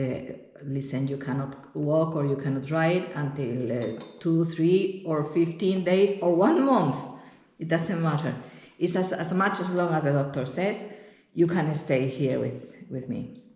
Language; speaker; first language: English; non-native, fluent; Spanish